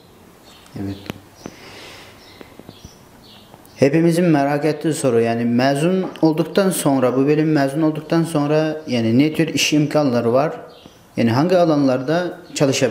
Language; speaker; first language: Turkish; non-native, fluent; Uyghur